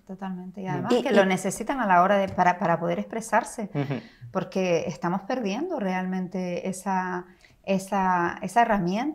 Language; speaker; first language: Spanish; native; Spanish